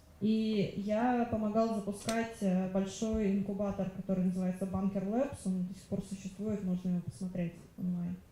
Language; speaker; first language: Russian; native; Russian